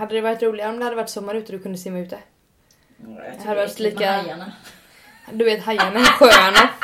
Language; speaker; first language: Swedish; native; Swedish